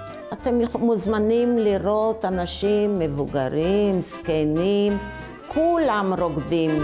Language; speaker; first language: Hebrew; early bilingual, other home language; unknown